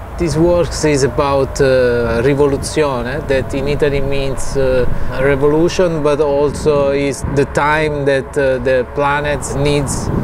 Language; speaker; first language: English; non-native, fluent; Italian